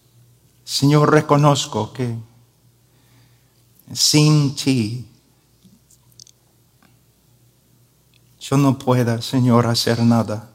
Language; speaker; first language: Spanish; non-native, fluent; English